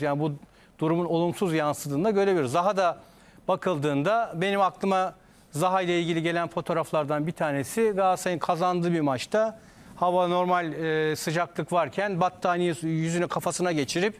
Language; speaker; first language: Turkish; native; Turkish